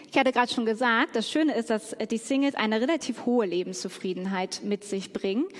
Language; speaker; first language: German; native; German